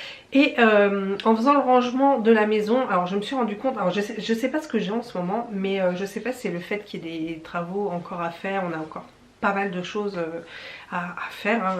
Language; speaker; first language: French; native; French